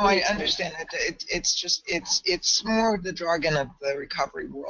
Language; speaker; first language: English; native; English